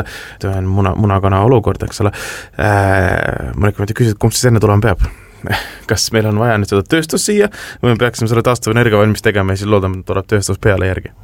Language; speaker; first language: Estonian; native; Estonian